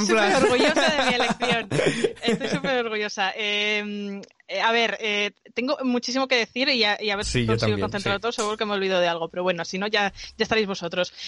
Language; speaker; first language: Spanish; native; Spanish